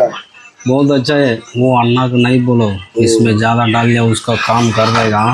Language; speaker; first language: Hindi; non-native, local second language; Tamil